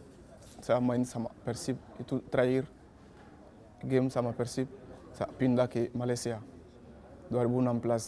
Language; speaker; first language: Indonesian; non-native, learner; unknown